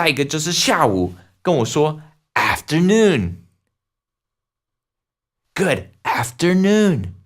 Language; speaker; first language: Chinese; non-native, fluent; English